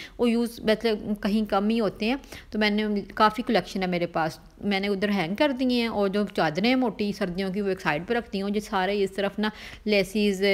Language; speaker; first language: Urdu; non-native, local second language; Punjabi